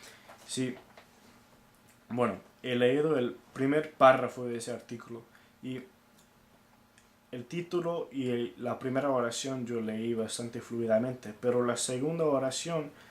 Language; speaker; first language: Spanish; non-native, fluent; English